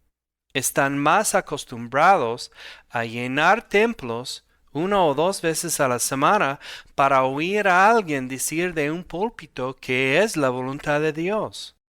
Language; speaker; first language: Spanish; non-native, fluent; English